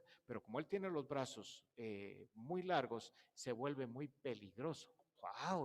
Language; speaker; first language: Spanish; native; Spanish